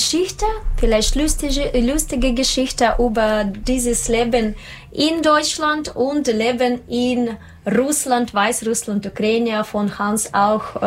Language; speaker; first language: German; non-native, learner; Russian